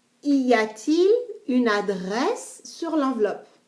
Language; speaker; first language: French; non-native, fluent; English